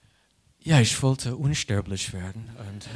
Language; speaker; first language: German; non-native, fluent; English